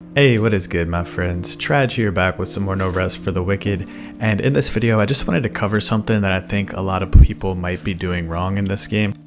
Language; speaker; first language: English; native; English